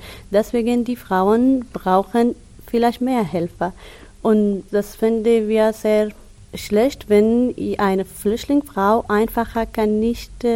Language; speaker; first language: German; non-native, learner; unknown